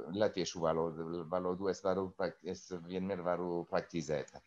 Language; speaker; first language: Latvian; non-native, learner; French